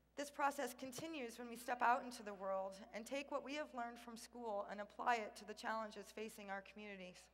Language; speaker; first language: English; native; English